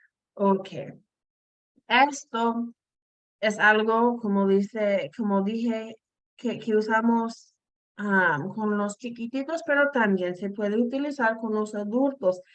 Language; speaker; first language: Spanish; non-native, fluent; English